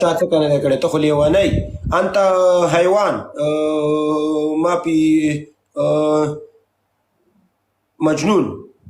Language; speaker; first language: Arabic; non-native, learner; Pashto